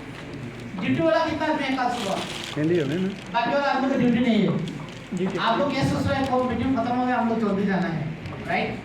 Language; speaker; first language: Hindi; non-native, fluent; Bangla